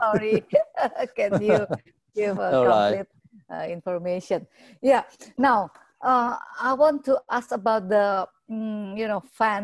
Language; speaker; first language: English; non-native, learner; Indonesian